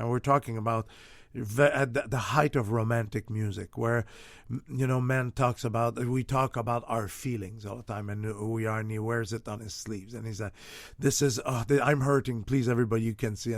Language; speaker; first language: English; non-native, fluent; French